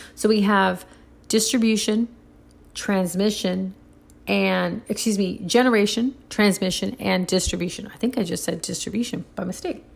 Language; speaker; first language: English; early bilingual, other home language; Spanish